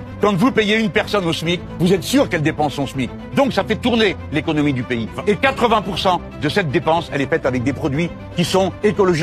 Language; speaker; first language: French; native; French